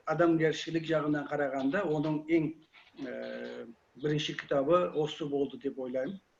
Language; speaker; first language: Kyrgyz; non-native, learner; Kazakh